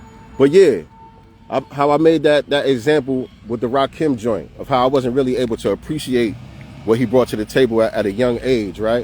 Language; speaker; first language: English; native; English